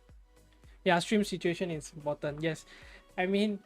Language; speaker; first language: English; non-native, fluent; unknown